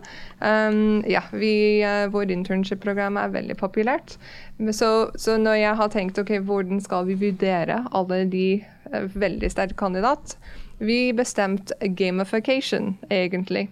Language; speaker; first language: Norwegian; non-native, fluent; English